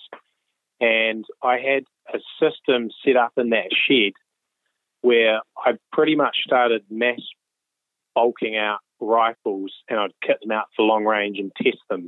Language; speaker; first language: English; native; English